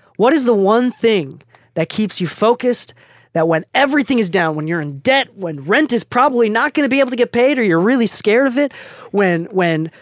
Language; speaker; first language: English; non-native, fluent; Japanese